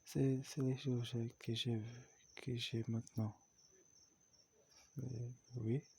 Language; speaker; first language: French; non-native, learner; Portuguese